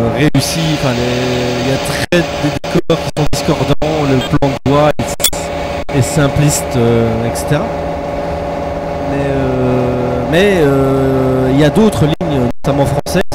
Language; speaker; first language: French; native; French